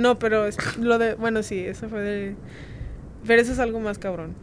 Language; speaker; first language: Spanish; native; Spanish